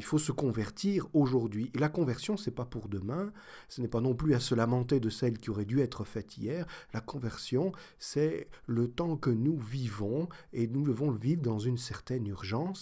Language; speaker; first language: French; native; French